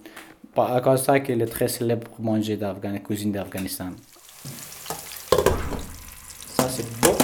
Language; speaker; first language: French; non-native, learner; Pashto